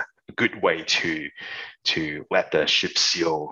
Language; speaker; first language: English; non-native, local second language; Chinese